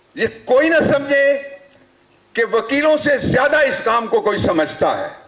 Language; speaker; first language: Urdu; non-native, local second language; Punjabi